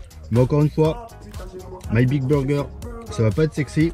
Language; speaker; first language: French; native; French